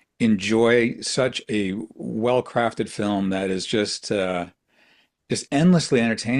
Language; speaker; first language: English; native; English